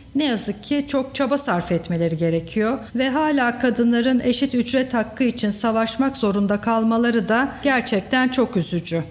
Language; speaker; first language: Turkish; native; Turkish